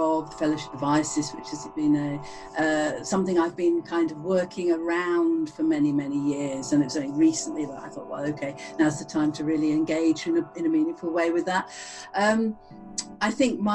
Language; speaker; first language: English; native; English